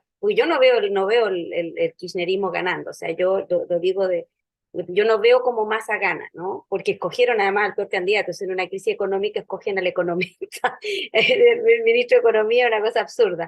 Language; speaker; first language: Spanish; native; Spanish